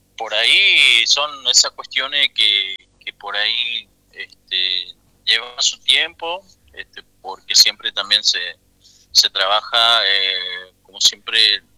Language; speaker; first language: Spanish; non-native, local second language; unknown